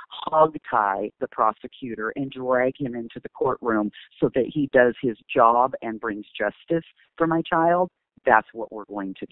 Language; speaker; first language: English; native; English